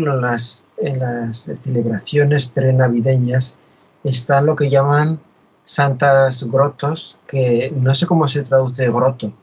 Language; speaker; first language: Spanish; native; Spanish